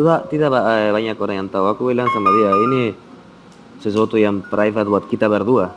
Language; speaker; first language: Indonesian; non-native, fluent; Spanish